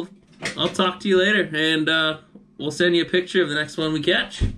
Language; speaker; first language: English; native; English